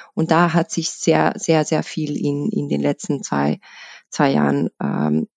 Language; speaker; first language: German; non-native, fluent; Bosnian